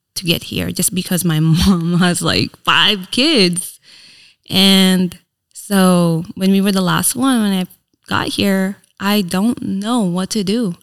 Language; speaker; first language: English; early bilingual, other home language; Filipino